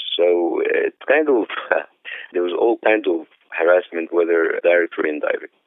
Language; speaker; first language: English; non-native, fluent; Arabic